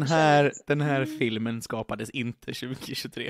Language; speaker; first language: Swedish; native; Swedish